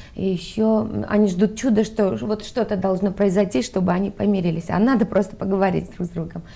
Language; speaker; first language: Russian; non-native, local second language; Armenian